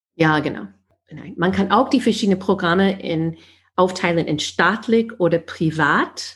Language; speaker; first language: German; non-native, fluent; English